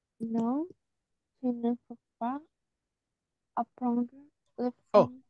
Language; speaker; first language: French; non-native, learner; Indonesian